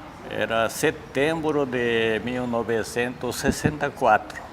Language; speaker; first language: Portuguese; non-native, learner; Japanese